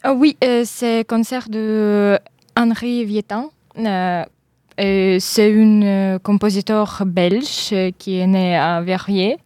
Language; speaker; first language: French; non-native, learner; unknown